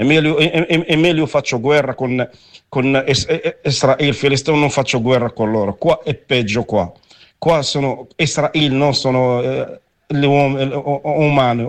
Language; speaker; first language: Italian; non-native, learner; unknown